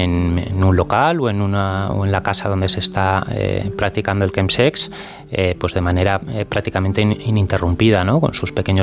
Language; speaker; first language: Spanish; native; Spanish